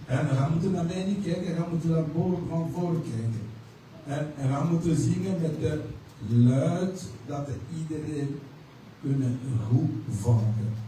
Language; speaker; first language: Dutch; non-native, learner; French